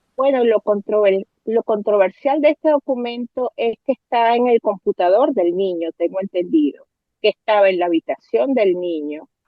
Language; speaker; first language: Spanish; native; Spanish